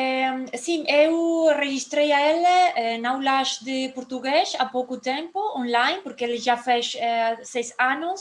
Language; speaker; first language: Portuguese; non-native, fluent; Spanish